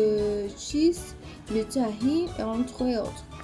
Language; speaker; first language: French; non-native, learner; Spanish